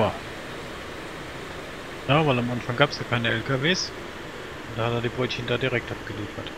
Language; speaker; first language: German; native; German